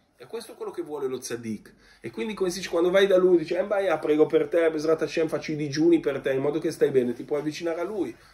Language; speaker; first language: Italian; native; Italian